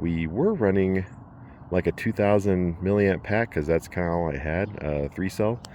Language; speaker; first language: English; native; English